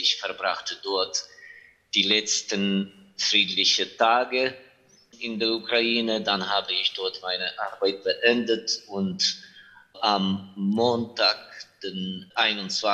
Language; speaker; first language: German; non-native, fluent; Ukrainian